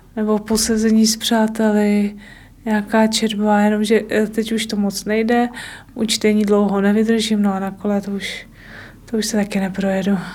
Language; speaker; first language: Czech; native; Czech